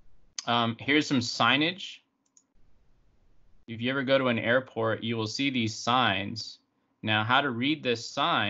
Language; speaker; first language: English; native; English